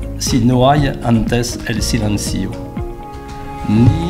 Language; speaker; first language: Spanish; non-native, fluent; French